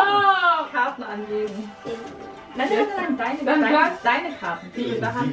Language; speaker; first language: German; native; German